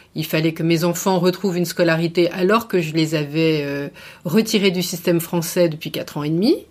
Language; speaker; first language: French; native; French